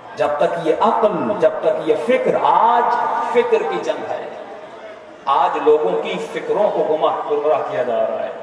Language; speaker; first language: Urdu; non-native, local second language; Sindhi